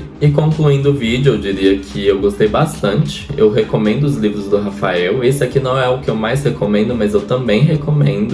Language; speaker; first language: Portuguese; native; Portuguese